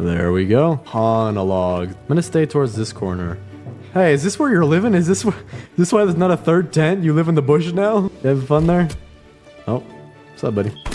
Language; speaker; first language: English; native; English